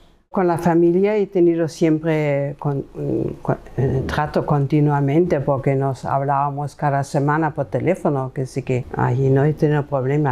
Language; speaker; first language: Spanish; non-native, fluent; German